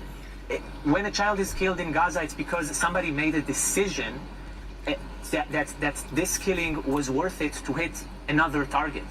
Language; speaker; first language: English; non-native, fluent; Hebrew